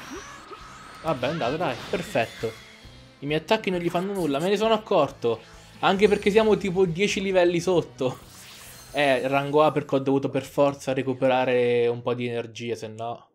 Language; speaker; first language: Italian; native; Italian